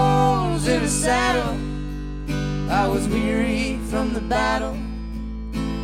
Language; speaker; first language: English; native; English